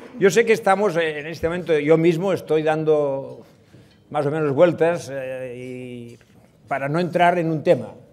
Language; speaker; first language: Spanish; non-native, local second language; Catalan